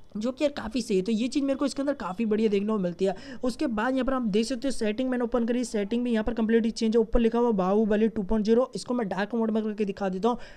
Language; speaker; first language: Hindi; native; Hindi